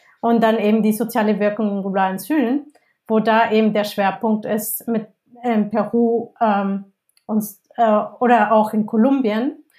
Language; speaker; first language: German; non-native, fluent; Spanish